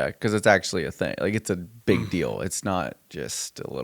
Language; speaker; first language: English; native; English